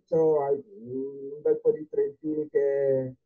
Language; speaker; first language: Italian; non-native, fluent; Akan